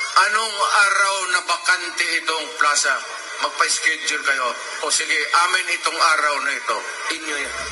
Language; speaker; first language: Filipino; non-native, local second language; Cebuano